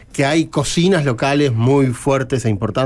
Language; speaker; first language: Spanish; native; Spanish